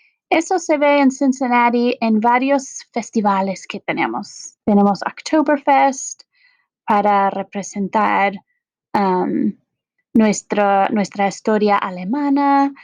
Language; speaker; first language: Spanish; non-native, fluent; English